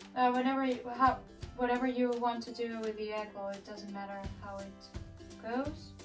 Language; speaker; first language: English; non-native, fluent; Russian